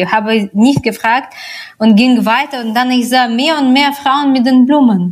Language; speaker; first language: German; non-native, fluent; Russian